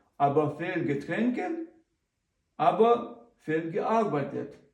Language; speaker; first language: German; non-native, learner; Ukrainian